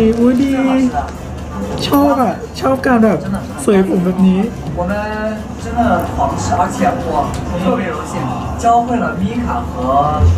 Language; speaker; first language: Chinese; non-native, learner; Thai